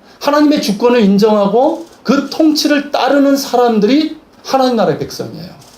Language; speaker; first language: Korean; native; Korean